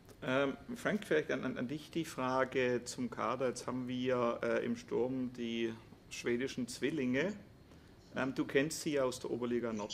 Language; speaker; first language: German; native; German